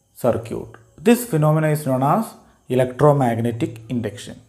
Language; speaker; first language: English; non-native, local second language; Malayalam